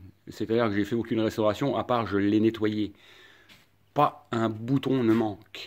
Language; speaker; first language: French; native; French